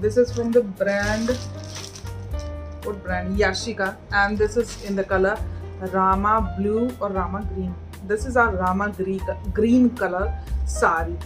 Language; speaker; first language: English; non-native, local second language; Hindi